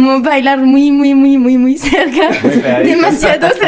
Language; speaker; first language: Spanish; non-native, learner; French